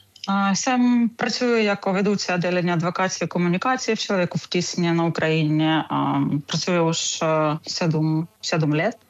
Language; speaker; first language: Czech; non-native, fluent; Ukrainian